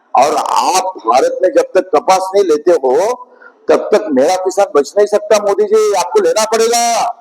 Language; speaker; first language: Hindi; non-native, local second language; Marathi